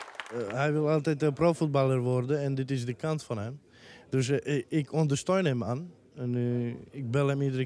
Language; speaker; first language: Dutch; non-native, local second language; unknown